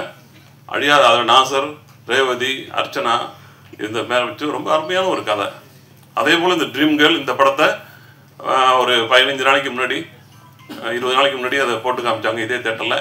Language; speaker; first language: Tamil; native; Tamil